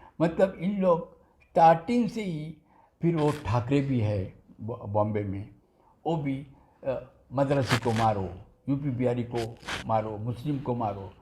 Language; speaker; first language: Hindi; non-native, local second language; Gujarati